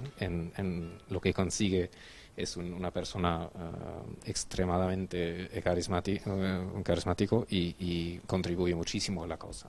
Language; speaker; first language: Spanish; non-native, fluent; German